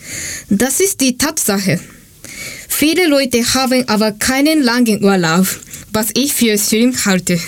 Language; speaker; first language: German; non-native, fluent; Japanese